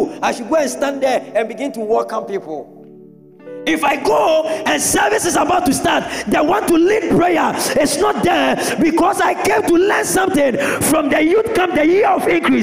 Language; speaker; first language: English; non-native, local second language; Akan